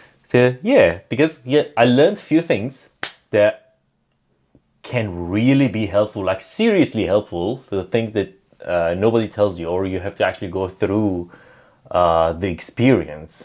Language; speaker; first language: English; non-native, fluent; Persian